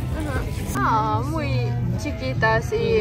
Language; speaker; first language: Spanish; non-native, learner; Finnish